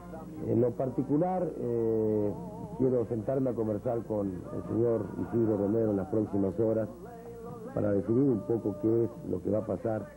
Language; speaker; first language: Spanish; native; Spanish